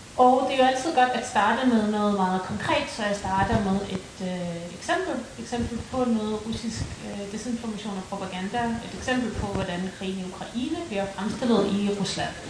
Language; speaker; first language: Danish; early bilingual, other home language; Ukrainian